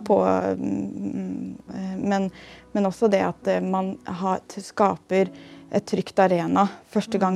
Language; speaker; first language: Norwegian; native; Norwegian